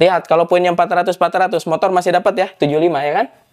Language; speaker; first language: Indonesian; native; Indonesian